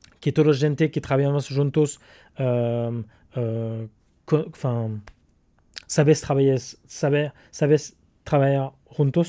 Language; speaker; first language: Portuguese; non-native, learner; French